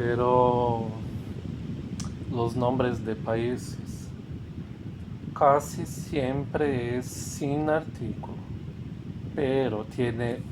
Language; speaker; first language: Spanish; non-native, fluent; Portuguese